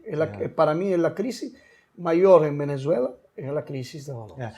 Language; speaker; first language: Portuguese; non-native, learner; Spanish